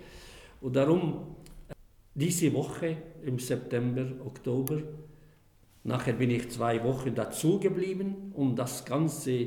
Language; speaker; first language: German; non-native, fluent; Arabic